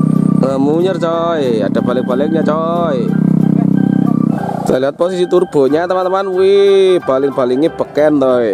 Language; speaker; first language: Indonesian; non-native, local second language; Javanese